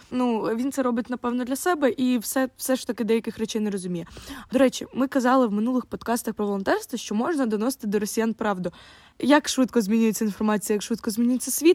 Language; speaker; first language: Ukrainian; non-native, local second language; Russian